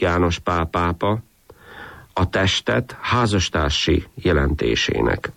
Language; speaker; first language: Hungarian; native; Hungarian